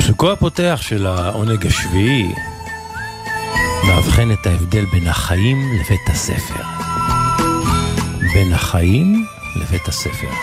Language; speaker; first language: Hebrew; native; Hebrew